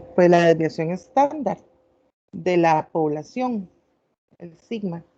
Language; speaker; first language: Spanish; native; Spanish